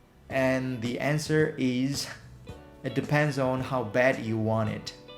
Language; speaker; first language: English; non-native, fluent; Korean